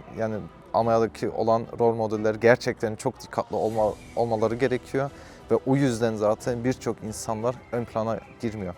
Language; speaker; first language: Turkish; early bilingual, heritage; Turkish